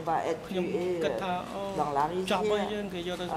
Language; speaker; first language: French; non-native, local second language; Khmer